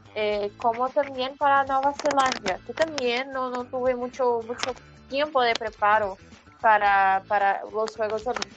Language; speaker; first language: Spanish; non-native, fluent; Portuguese